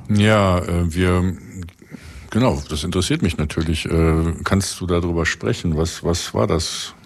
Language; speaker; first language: German; native; German